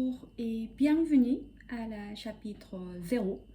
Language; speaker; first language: French; non-native, fluent; Korean